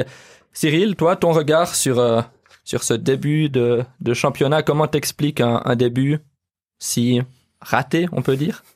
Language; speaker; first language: French; native; French